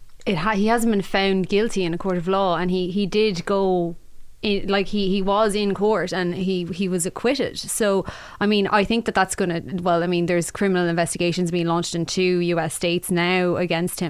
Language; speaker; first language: English; native; English